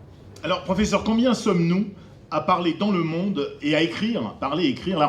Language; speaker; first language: French; native; French